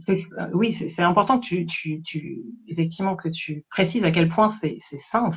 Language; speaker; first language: French; native; French